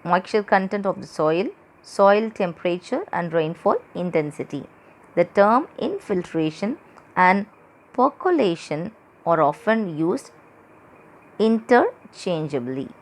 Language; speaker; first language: English; non-native, local second language; Tamil